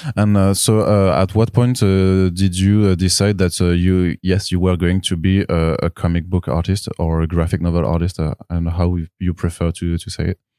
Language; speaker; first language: English; non-native, fluent; French